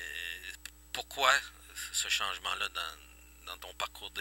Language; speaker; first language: French; native; French